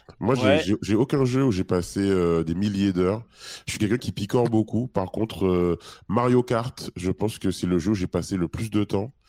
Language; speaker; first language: French; native; French